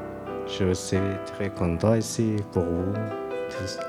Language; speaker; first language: French; non-native, learner; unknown